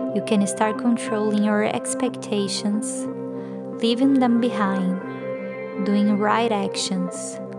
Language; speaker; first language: English; non-native, fluent; Portuguese